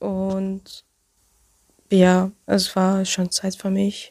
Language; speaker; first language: German; non-native, learner; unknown